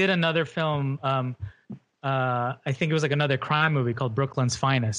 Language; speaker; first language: English; native; English